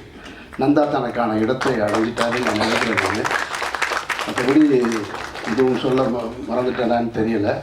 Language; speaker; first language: Tamil; native; Tamil